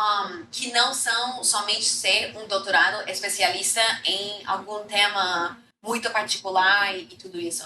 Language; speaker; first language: Portuguese; non-native, fluent; English